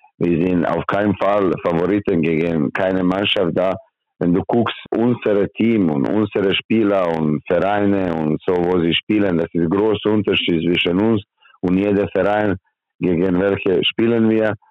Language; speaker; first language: German; non-native, learner; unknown